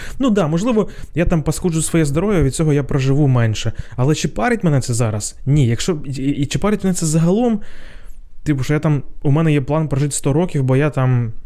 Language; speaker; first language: Ukrainian; non-native, local second language; Russian